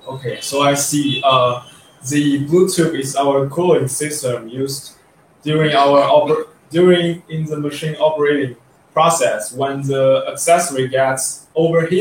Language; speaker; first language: English; non-native, learner; Chinese